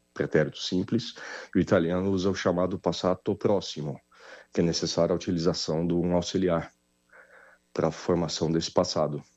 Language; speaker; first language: Portuguese; native; Portuguese